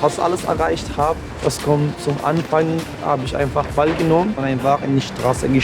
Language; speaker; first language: German; non-native, learner; Arabic